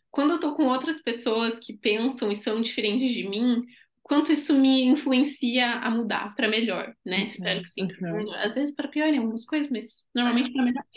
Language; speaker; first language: Portuguese; native; Portuguese